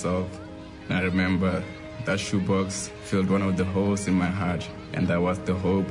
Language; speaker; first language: English; non-native, local second language; Southern Sotho